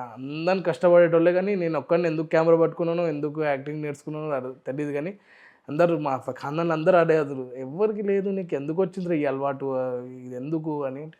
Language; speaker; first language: Telugu; non-native, local second language; Urdu